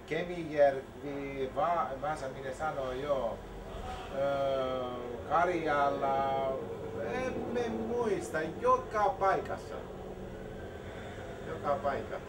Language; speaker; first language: Finnish; non-native, learner; Greek